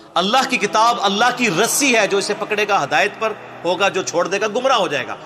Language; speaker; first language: Urdu; non-native, local second language; Punjabi